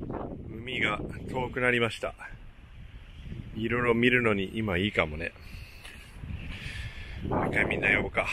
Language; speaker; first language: Japanese; non-native, fluent; English